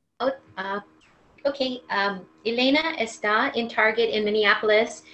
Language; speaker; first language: Spanish; non-native, learner; English